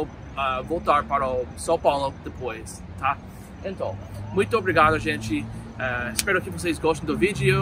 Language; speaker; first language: Portuguese; non-native, fluent; English